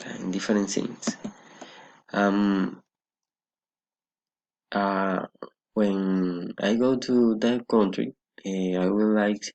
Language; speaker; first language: English; non-native, learner; Spanish